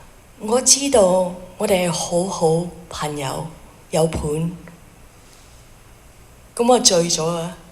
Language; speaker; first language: Cantonese; early bilingual, heritage; Cantonese